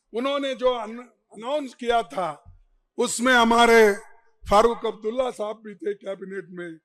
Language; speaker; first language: Hindi; non-native, local second language; Kannada